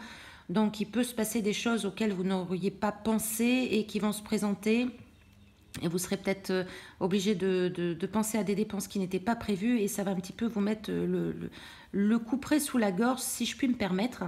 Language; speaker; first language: French; native; French